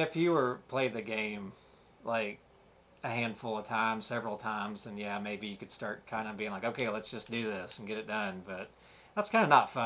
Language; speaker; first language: English; native; English